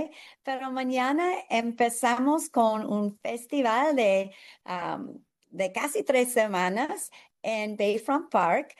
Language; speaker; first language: Spanish; non-native, learner; English